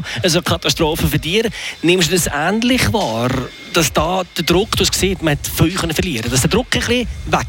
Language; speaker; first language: German; native; German